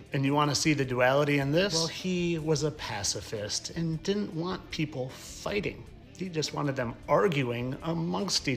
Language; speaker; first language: English; native; English